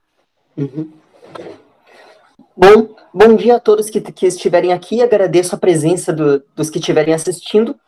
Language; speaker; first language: Portuguese; native; Portuguese